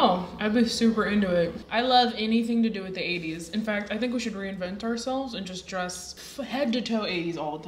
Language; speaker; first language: English; native; English